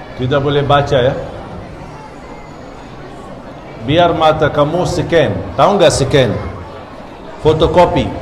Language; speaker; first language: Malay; non-native, fluent; Arabic